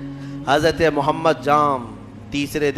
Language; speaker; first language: Urdu; native; Urdu